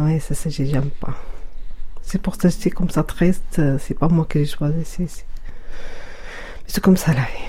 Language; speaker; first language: French; non-native, learner; Arabic